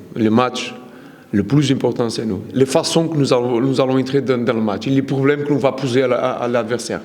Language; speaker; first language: French; non-native, learner; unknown